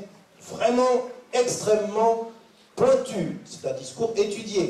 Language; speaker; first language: French; native; French